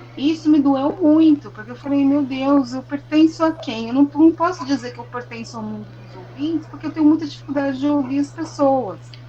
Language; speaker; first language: Portuguese; native; Portuguese